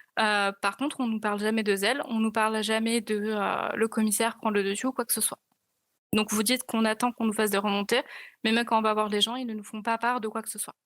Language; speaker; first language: French; native; French